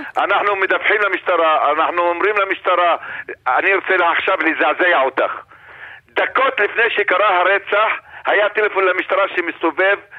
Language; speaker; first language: Hebrew; non-native, local second language; Arabic